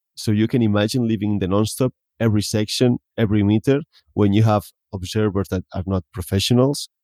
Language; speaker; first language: English; non-native, fluent; Spanish